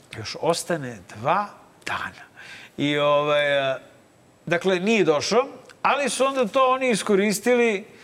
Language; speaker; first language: Serbian; native; Serbian